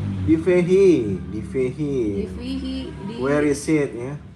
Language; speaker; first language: English; non-native, learner; Indonesian